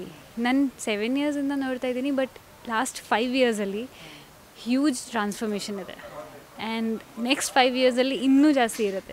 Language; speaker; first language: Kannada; non-native, fluent; Hindi